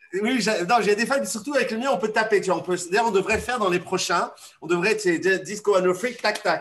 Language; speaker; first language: French; native; French